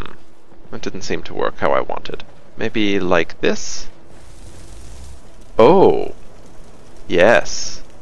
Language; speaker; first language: English; native; English